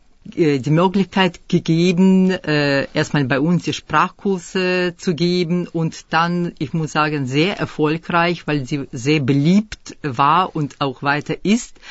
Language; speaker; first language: German; early bilingual, other home language; Russian